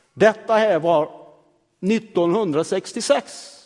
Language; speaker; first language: Swedish; early bilingual, heritage; Swedish